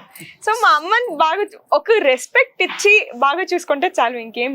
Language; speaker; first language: Telugu; non-native, local second language; Kannada